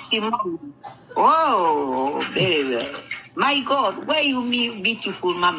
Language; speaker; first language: English; non-native, learner; Spanish